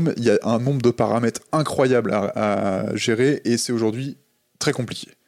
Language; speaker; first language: French; native; French